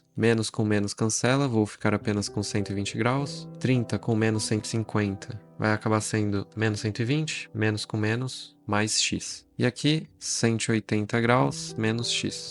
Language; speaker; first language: Portuguese; native; Portuguese